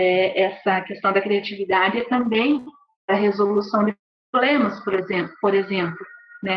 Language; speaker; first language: Portuguese; native; Portuguese